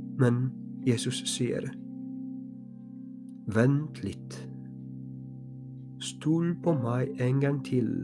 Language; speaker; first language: Norwegian; non-native, fluent; Polish